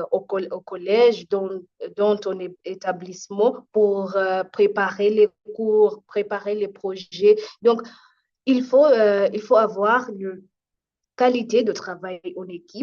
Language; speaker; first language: French; non-native, fluent; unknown